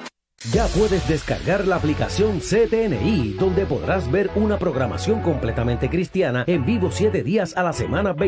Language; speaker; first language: Spanish; native; Spanish